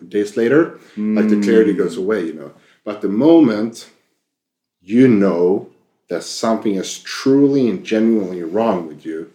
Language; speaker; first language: English; non-native, fluent; Swedish